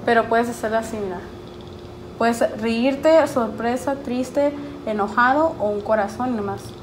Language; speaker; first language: Spanish; early bilingual, heritage; Spanish